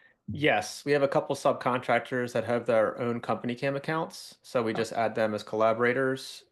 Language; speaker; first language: English; native; English